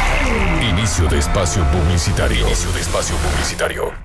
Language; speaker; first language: Spanish; native; Spanish